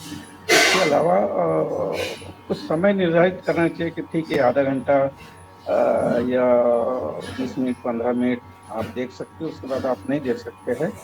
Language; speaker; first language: Hindi; native; Hindi